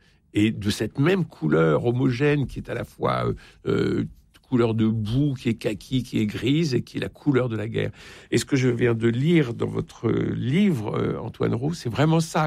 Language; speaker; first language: French; native; French